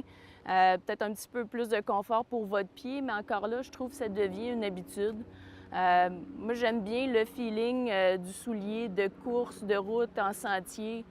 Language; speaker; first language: French; native; French